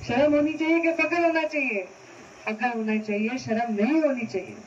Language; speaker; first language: Hindi; non-native, local second language; Marathi